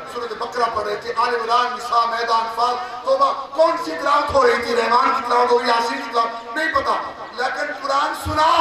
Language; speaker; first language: Urdu; non-native, local second language; Saraiki